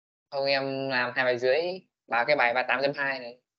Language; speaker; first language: Vietnamese; native; Vietnamese